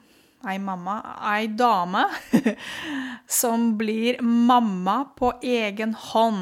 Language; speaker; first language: Norwegian; non-native, fluent; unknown